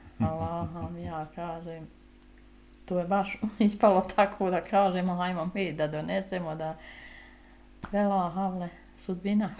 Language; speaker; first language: Bosnian; native; Bosnian